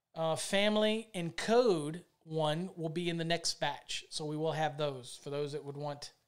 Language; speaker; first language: English; native; English